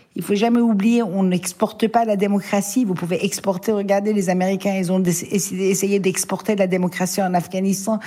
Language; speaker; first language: French; non-native, fluent; Persian